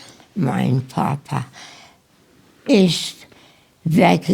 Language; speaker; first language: German; non-native, learner; Polish